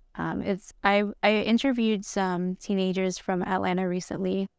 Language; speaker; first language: English; early bilingual, other home language; Spanish